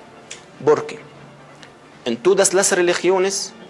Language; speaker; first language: Spanish; non-native, fluent; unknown